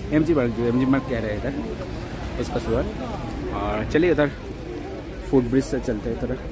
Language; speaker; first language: Hindi; non-native, local second language; Bangla